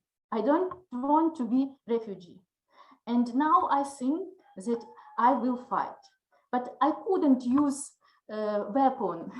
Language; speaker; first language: English; non-native, learner; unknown